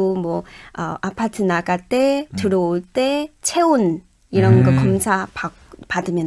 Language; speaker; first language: Korean; non-native, fluent; Chinese